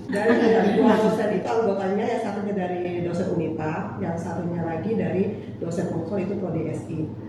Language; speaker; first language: Indonesian; native; Indonesian